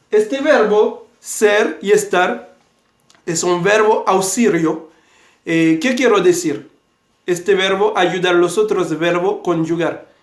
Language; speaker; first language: Spanish; non-native, fluent; Haitian Creole